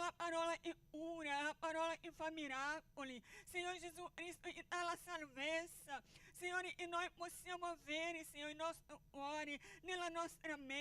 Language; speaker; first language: Italian; non-native, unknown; Portuguese